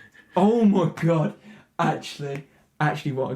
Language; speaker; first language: English; native; English